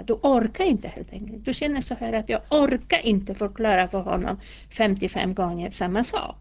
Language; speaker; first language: Swedish; non-native, fluent; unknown